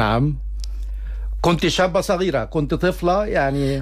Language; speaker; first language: Arabic; native; Arabic